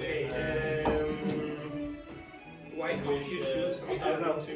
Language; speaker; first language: English; non-native, learner; Spanish